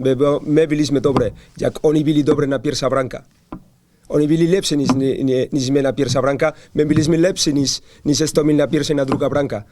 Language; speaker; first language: Polish; non-native, learner; Spanish